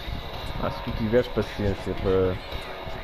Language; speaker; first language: Portuguese; native; Portuguese